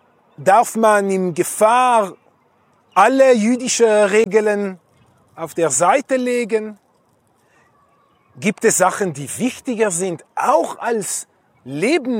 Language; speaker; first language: German; non-native, fluent; Hebrew